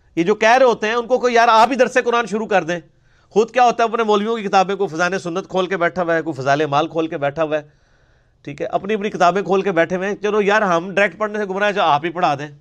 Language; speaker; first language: Urdu; non-native, local second language; Punjabi